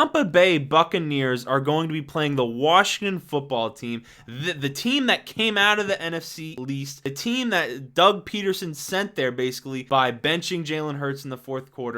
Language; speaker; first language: English; native; English